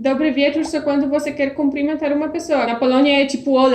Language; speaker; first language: Portuguese; non-native, fluent; Polish